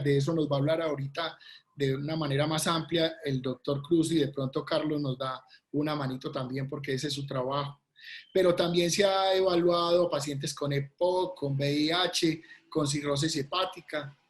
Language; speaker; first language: Spanish; native; Spanish